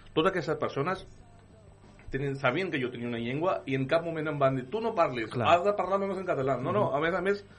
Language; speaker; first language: Catalan; non-native, fluent; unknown